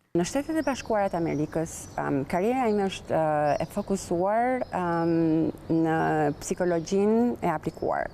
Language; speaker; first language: Albanian; native; Albanian